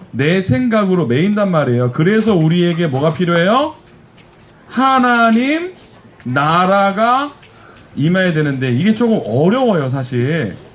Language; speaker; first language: Korean; native; Korean